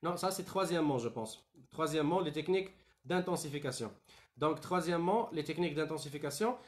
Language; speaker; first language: French; non-native, local second language; Arabic